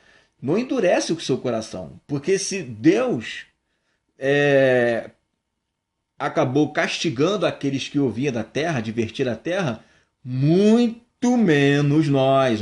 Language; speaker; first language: Portuguese; native; Portuguese